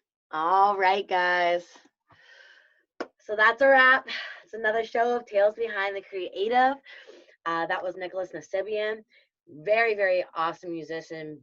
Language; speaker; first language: English; native; English